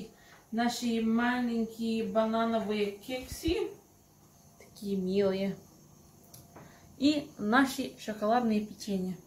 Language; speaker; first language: Russian; non-native, fluent; English